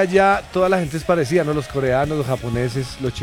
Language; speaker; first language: Spanish; native; Spanish